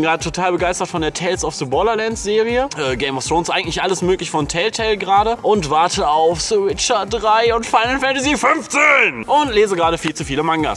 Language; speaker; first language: German; native; German